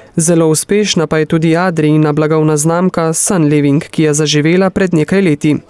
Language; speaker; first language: Slovenian; native; Slovenian